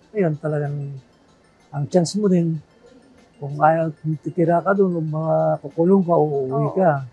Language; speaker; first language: Filipino; non-native, local second language; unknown